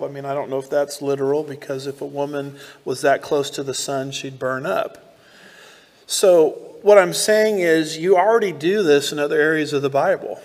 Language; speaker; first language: English; native; English